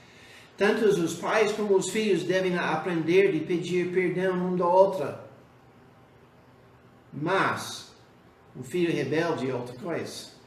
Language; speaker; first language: Portuguese; non-native, fluent; English